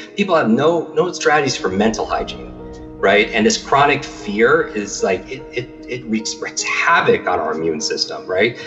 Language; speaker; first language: English; native; English